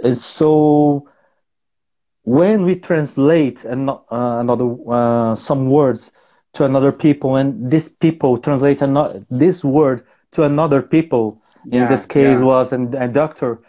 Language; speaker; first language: English; non-native, learner; Portuguese